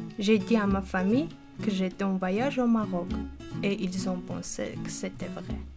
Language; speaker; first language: French; non-native, learner; Armenian